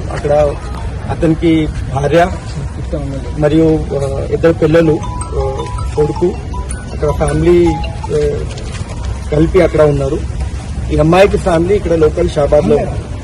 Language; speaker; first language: Telugu; non-native, local second language; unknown